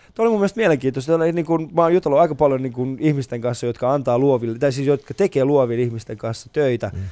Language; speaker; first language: Finnish; non-native, fluent; Persian